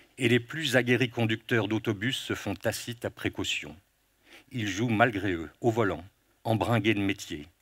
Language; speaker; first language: French; native; French